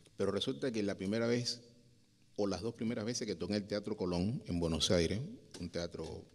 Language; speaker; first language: Spanish; native; Spanish